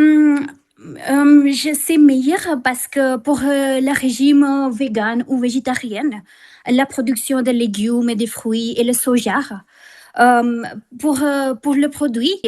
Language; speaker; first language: French; non-native, fluent; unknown